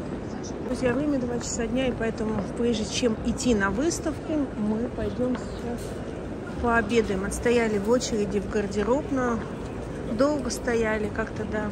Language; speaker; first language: Russian; native; Russian